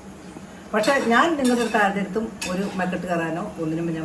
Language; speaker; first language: Malayalam; native; Malayalam